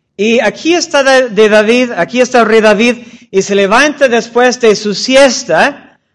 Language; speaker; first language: Spanish; non-native, fluent; English